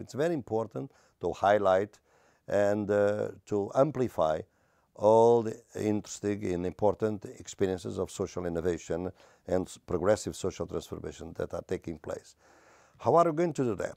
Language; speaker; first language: English; non-native, fluent; Portuguese